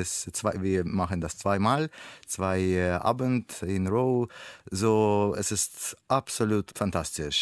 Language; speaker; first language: German; non-native, learner; Russian